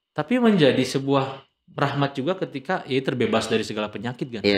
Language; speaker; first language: Indonesian; native; Indonesian